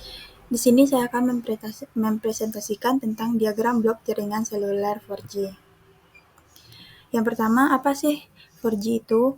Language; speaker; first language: Indonesian; native; Indonesian